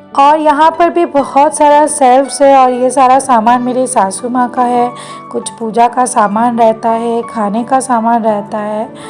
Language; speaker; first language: Hindi; non-native, local second language; Bangla